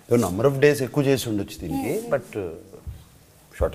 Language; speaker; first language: Telugu; native; Telugu